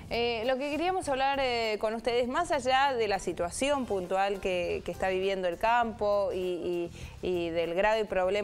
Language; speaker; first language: Spanish; native; Spanish